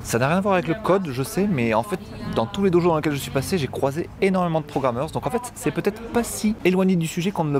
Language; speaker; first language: French; native; French